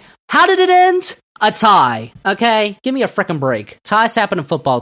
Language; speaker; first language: English; native; English